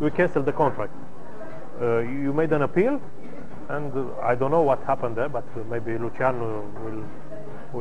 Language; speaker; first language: English; non-native, learner; Romanian